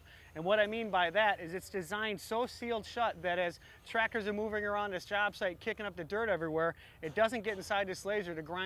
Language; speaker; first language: English; native; English